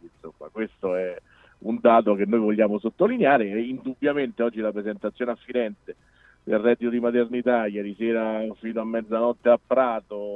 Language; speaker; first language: Italian; native; Italian